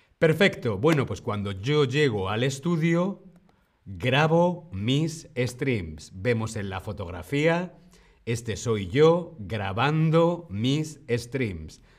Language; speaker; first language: Spanish; non-native, fluent; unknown